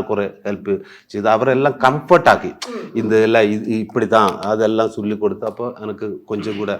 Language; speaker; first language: Tamil; non-native, learner; Malayalam